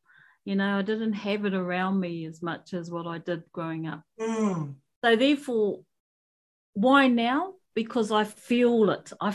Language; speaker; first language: English; native; English